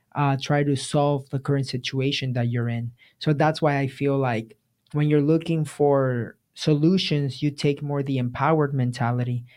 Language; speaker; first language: English; early bilingual, other home language; Spanish